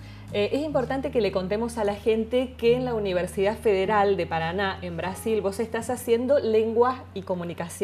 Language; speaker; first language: Spanish; native; Spanish